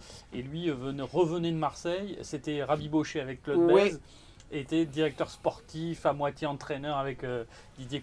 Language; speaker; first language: French; native; French